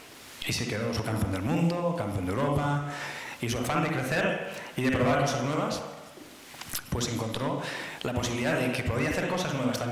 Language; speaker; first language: Spanish; native; Spanish